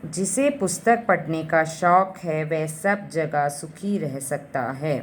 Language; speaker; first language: Hindi; non-native, local second language; Malayalam